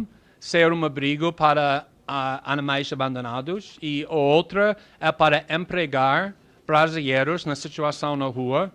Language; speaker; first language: Portuguese; non-native, fluent; English